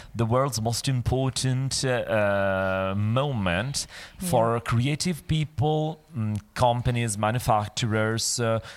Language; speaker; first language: English; non-native, fluent; Italian